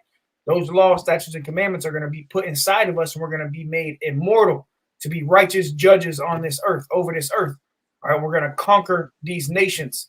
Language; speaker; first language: English; native; English